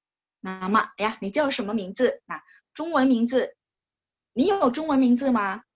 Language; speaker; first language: Chinese; non-native, fluent; Indonesian